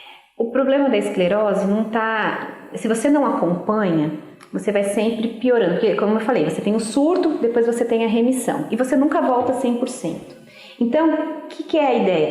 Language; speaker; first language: Portuguese; native; Portuguese